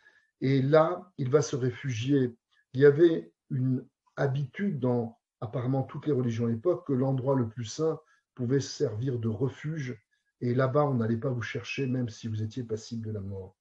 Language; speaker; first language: French; native; French